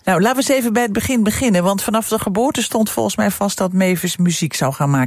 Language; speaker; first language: Dutch; native; Dutch